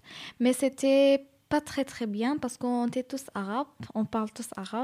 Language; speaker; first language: French; non-native, learner; Arabic